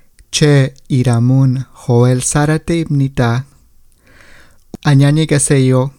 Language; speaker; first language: Korean; non-native, learner; Spanish